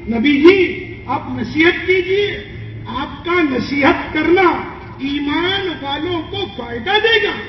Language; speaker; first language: Urdu; non-native, local second language; Gujarati